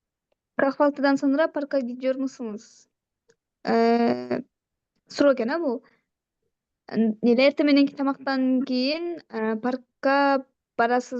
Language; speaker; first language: Turkish; non-native, learner; Kyrgyz